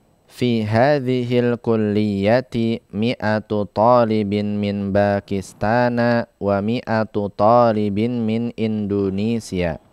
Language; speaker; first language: Arabic; non-native, fluent; Indonesian